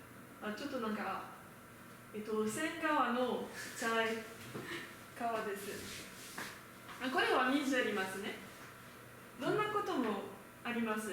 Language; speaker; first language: Japanese; non-native, learner; French